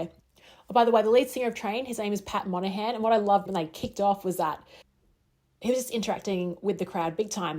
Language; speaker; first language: English; native; English